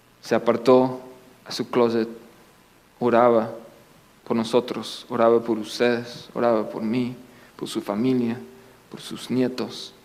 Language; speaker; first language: Spanish; non-native, fluent; English